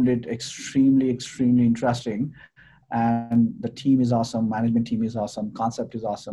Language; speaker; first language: English; non-native, local second language; Hindi